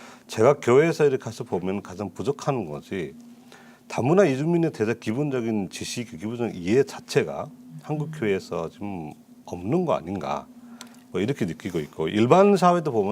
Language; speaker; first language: Korean; non-native, fluent; Nepali